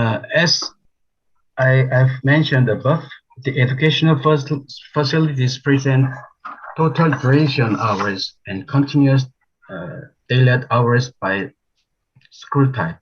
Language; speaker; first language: English; non-native, learner; Korean